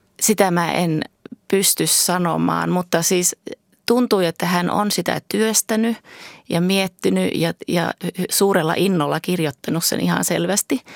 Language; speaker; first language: Finnish; early bilingual, heritage; Finnish